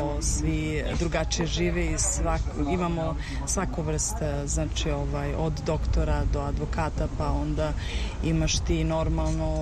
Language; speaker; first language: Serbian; early bilingual, heritage; Romany